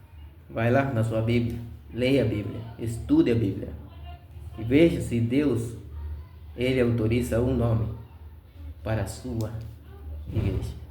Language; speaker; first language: Portuguese; non-native, fluent; Spanish